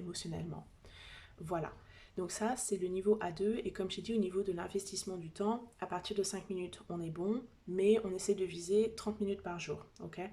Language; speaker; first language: French; native; French